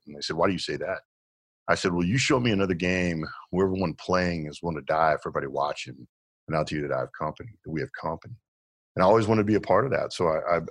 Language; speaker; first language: English; native; English